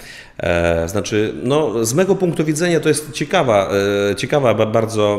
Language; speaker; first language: Polish; non-native, fluent; Ukrainian